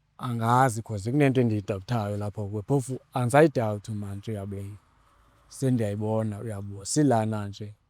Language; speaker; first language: Zulu; non-native, local second language; Xhosa